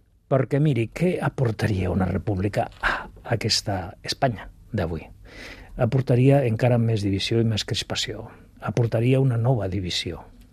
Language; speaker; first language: Catalan; non-native, local second language; Spanish